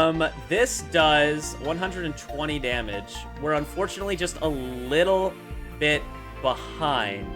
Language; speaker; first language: English; native; English